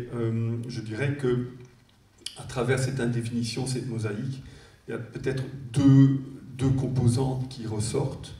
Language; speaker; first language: French; native; French